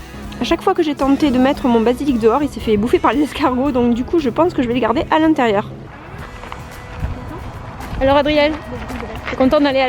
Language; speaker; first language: French; native; French